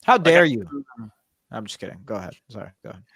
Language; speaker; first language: English; native; English